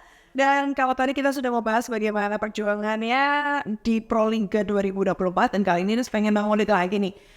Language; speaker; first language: Indonesian; native; Indonesian